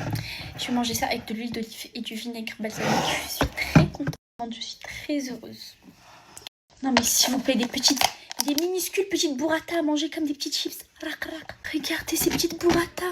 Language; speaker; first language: French; native; French